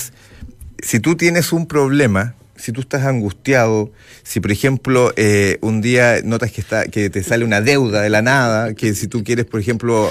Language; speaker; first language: Spanish; native; Spanish